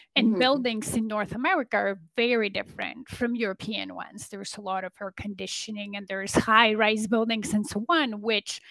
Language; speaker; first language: English; non-native, fluent; Polish